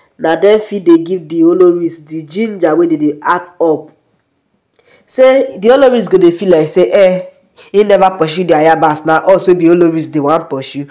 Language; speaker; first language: Nigerian Pidgin; non-native, local second language; Yoruba